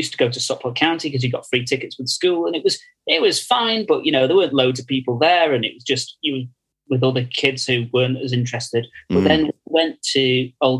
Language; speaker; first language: English; native; English